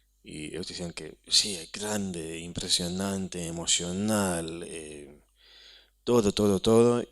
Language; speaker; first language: Spanish; non-native, fluent; Hebrew